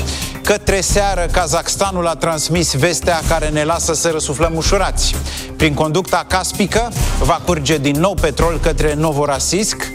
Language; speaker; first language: Romanian; native; Romanian